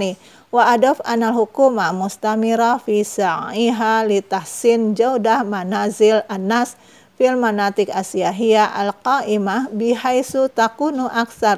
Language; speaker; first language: Arabic; non-native, fluent; Indonesian